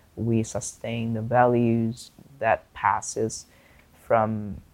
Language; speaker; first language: English; non-native, fluent; Vietnamese